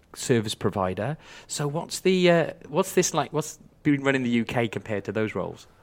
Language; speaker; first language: English; native; English